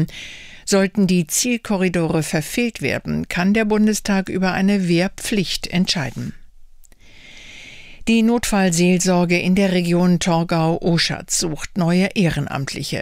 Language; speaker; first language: German; native; German